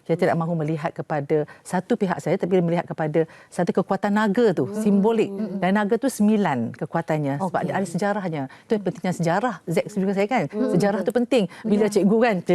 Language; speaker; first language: Malay; non-native, local second language; Chinese